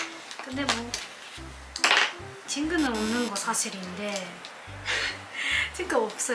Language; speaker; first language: Korean; non-native, learner; Japanese